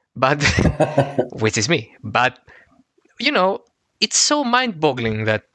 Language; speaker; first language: English; non-native, fluent; Greek